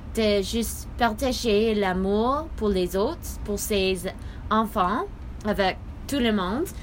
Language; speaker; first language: French; non-native, learner; English